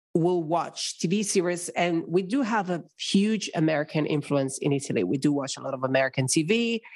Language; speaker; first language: English; non-native, fluent; Italian